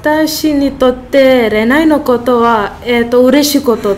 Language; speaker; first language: Japanese; non-native, learner; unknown